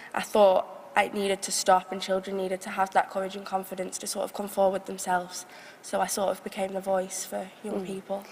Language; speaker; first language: English; native; English